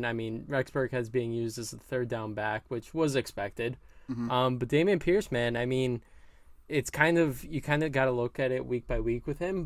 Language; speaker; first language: English; native; English